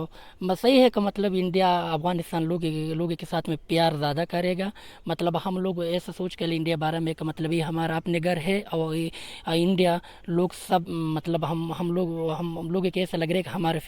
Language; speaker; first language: Hindi; non-native, learner; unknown